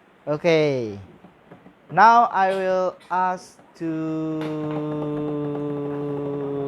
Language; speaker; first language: English; non-native, learner; Indonesian